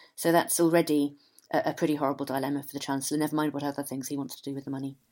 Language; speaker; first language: English; native; English